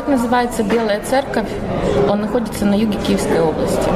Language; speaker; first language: Russian; native; Russian